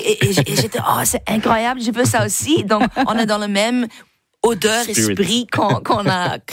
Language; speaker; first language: French; non-native, local second language; Dutch